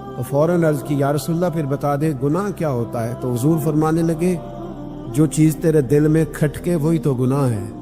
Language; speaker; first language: Urdu; non-native, local second language; Punjabi